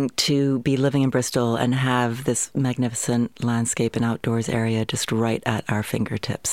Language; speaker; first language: English; native; English